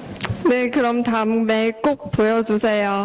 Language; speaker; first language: Korean; non-native, learner; Chinese